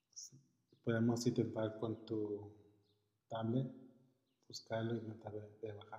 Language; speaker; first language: Spanish; early bilingual, heritage; Spanish